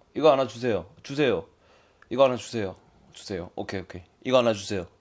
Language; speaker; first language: Korean; native; Korean